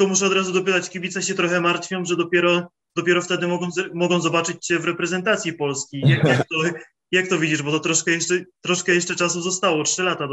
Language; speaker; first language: Polish; native; Polish